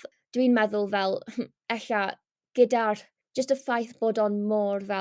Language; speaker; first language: Welsh; non-native, local second language; English